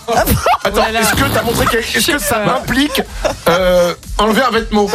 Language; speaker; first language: French; native; French